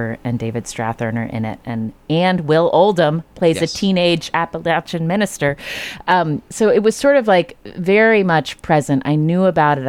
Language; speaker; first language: English; native; English